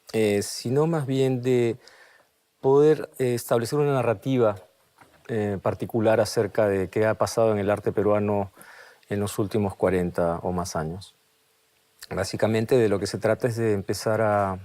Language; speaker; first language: Spanish; native; Spanish